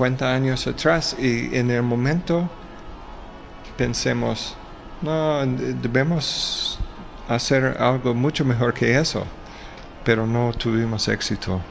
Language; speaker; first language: Spanish; non-native, fluent; English